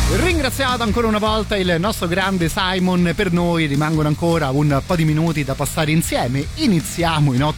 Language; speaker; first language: Italian; native; Italian